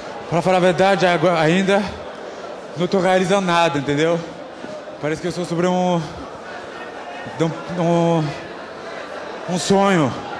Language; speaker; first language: Portuguese; non-native, fluent; French